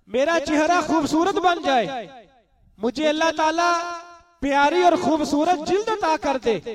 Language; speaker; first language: Urdu; non-native, local second language; Punjabi